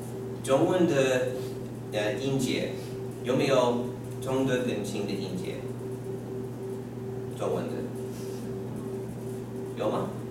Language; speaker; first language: Chinese; non-native, fluent; English